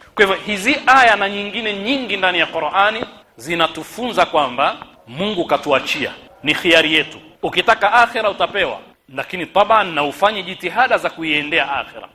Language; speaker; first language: Swahili; native; Swahili